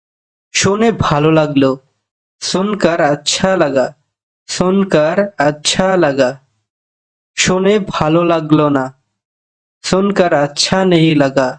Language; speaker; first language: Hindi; non-native, fluent; Bangla